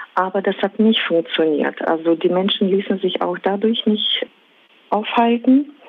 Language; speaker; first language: German; non-native, fluent; Russian